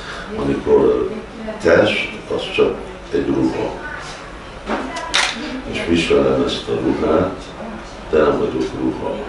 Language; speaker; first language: Hungarian; early bilingual, heritage; Hungarian